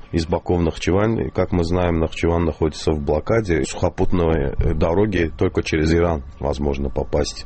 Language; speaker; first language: Russian; non-native, local second language; Azerbaijani